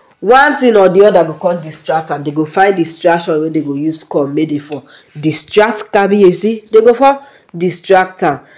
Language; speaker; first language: Nigerian Pidgin; non-native, local second language; Yoruba